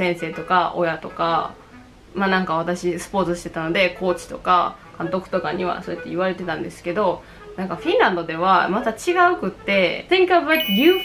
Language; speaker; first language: Japanese; native; Japanese